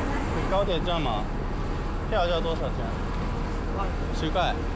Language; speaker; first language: Chinese; non-native, learner; Japanese